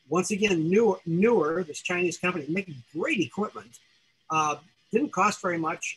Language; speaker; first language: English; native; English